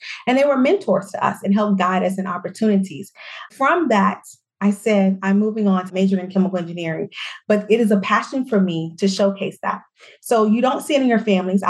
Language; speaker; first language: English; native; English